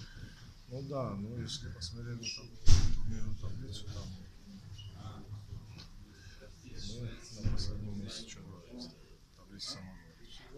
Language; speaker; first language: Russian; non-native, learner; Georgian